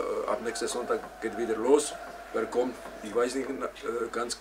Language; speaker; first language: German; non-native, fluent; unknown